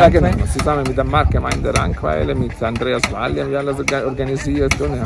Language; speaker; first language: German; non-native, fluent; Italian